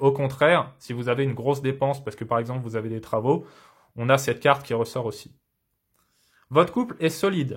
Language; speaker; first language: French; native; French